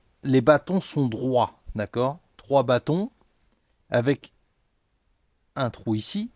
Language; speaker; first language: French; native; French